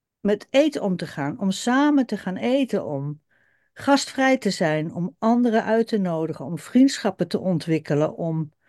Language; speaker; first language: Dutch; native; Dutch